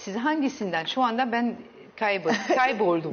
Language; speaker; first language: Turkish; early bilingual, heritage; Turkish